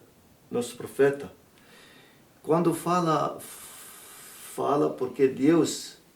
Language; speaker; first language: Portuguese; non-native, learner; Arabic